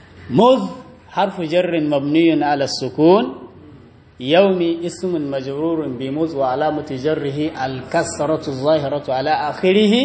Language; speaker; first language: Arabic; non-native, fluent; Hausa